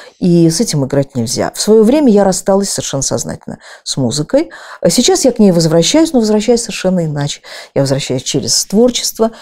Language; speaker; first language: Russian; native; Russian